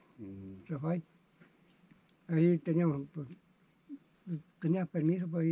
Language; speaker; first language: Spanish; native; Spanish